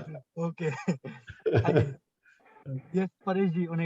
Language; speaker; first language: English; non-native, local second language; Hindi